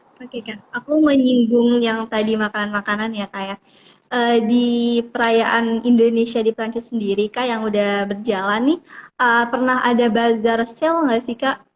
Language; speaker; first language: Indonesian; native; Indonesian